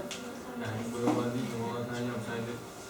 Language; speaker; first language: Turkish; native; Turkish